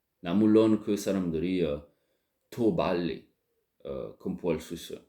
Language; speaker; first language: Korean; non-native, learner; French